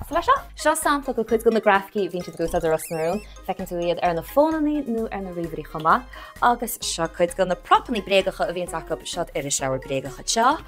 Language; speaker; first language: Irish; native; Irish